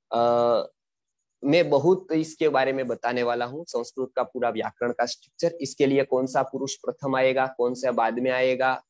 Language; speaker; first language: Hindi; non-native, local second language; Gujarati